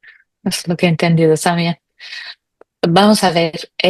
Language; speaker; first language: Spanish; native; Spanish